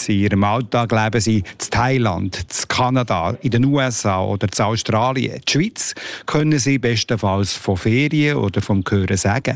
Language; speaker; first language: German; native; German